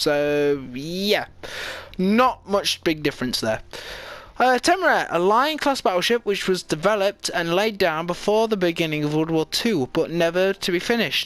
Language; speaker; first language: English; native; English